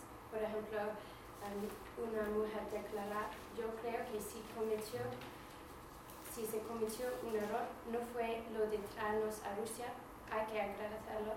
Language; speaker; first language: Spanish; non-native, fluent; English